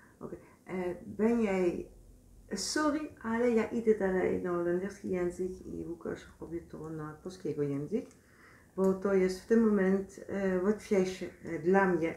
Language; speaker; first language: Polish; non-native, learner; Dutch